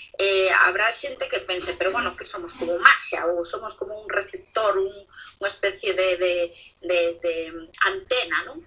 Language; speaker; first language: Galician; non-native, local second language; Spanish